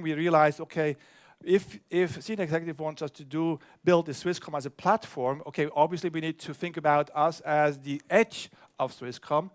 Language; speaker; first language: English; non-native, fluent; German